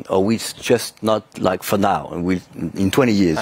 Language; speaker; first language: English; non-native, fluent; French